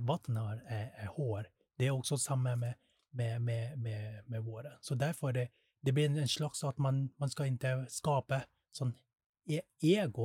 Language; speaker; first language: Swedish; non-native, learner; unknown